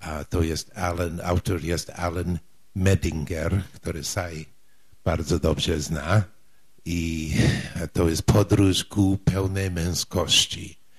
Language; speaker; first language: Polish; non-native, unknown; English